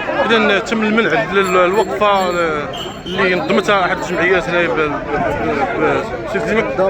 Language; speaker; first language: Arabic; native; Arabic